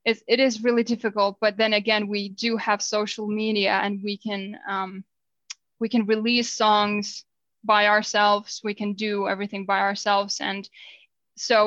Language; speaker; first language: English; non-native, fluent; Finnish